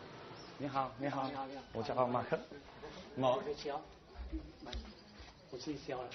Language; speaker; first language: Chinese; non-native, learner; English